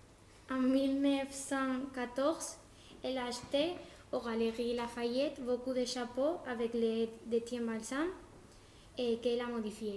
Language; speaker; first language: French; non-native, learner; Spanish